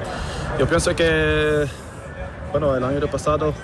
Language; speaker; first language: Spanish; non-native, learner; Dutch